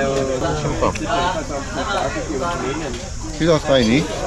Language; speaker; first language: English; non-native, learner; Korean